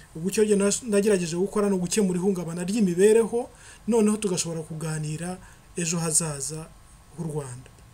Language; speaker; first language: Kinyarwanda; early bilingual, heritage; Kinyarwanda